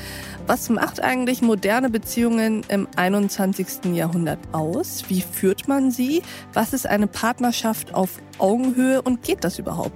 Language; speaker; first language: German; native; German